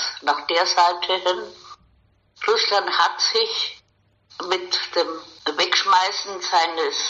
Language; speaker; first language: German; native; German